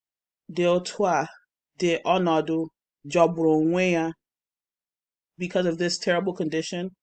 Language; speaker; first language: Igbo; non-native, learner; English